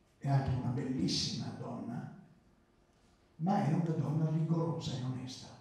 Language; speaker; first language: Italian; early bilingual, other home language; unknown